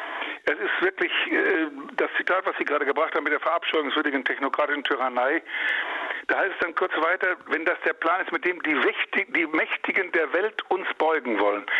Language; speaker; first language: German; native; German